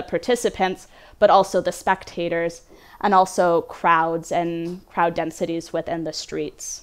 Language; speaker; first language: English; native; English